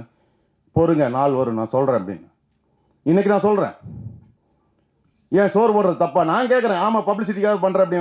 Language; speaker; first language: Tamil; native; Tamil